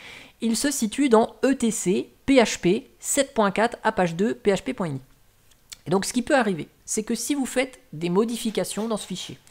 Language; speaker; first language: French; native; French